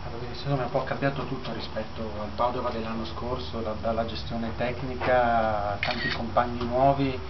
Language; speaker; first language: Italian; native; Italian